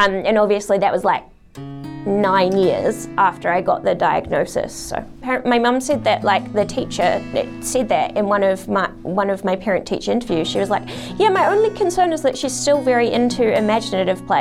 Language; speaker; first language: English; native; English